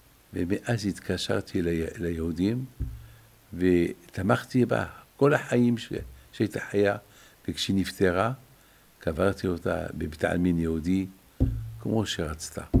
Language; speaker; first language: Hebrew; non-native, fluent; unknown